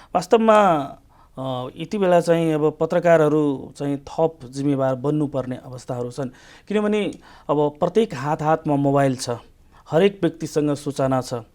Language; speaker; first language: Nepali; non-native, local second language; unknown